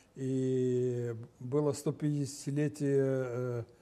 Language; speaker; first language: Russian; non-native, local second language; Romanian